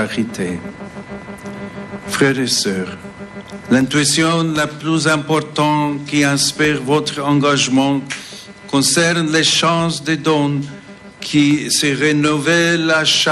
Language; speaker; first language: French; non-native, fluent; English